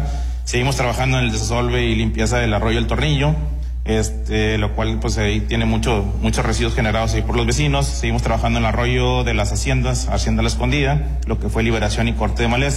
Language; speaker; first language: Spanish; native; Spanish